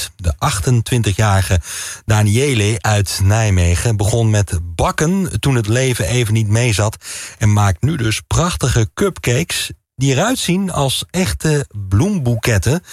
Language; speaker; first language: Dutch; native; Dutch